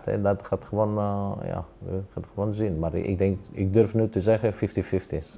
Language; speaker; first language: Dutch; non-native, fluent; Greek